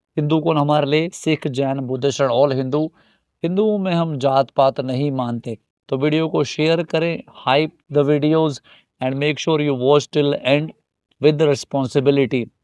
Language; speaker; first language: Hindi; native; Hindi